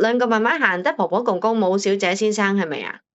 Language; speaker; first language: Cantonese; native; Cantonese